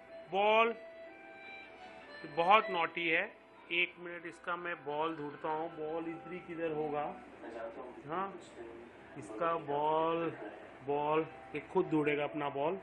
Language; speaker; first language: Hindi; native; Hindi